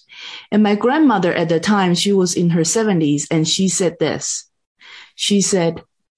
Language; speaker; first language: English; non-native, fluent; Chinese